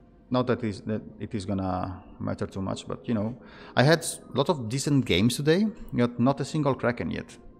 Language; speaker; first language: English; non-native, fluent; Italian